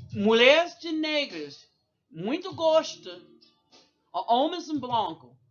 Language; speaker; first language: Portuguese; non-native, learner; English